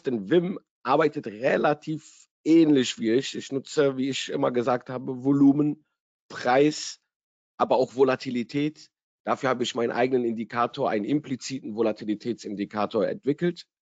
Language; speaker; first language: German; native; German